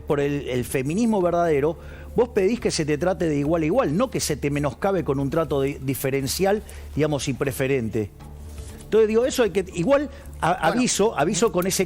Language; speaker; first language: Spanish; native; Spanish